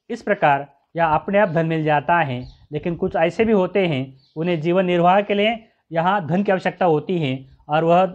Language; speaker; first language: Hindi; non-native, local second language; Marathi